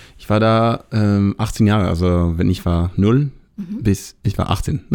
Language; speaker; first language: German; non-native, fluent; Hebrew